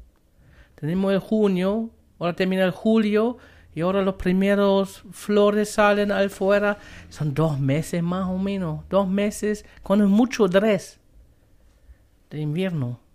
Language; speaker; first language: Spanish; non-native, fluent; German